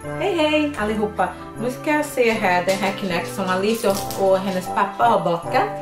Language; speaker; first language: Swedish; non-native, learner; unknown